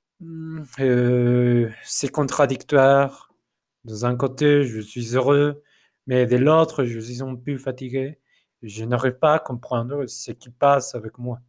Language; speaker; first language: French; non-native, fluent; Spanish